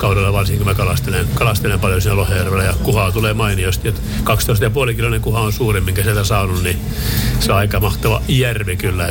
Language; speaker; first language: Finnish; native; Finnish